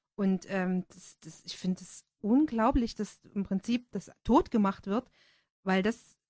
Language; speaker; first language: German; native; German